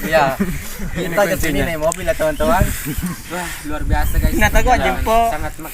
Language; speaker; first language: Indonesian; non-native, local second language; Buginese